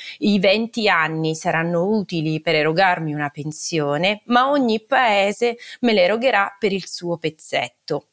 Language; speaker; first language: Italian; native; Italian